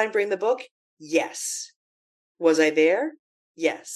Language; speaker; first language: English; native; English